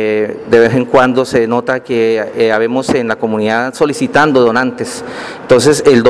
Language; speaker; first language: Spanish; native; Spanish